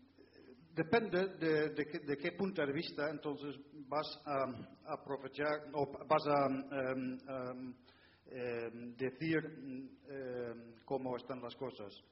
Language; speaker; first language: Spanish; non-native, fluent; Dutch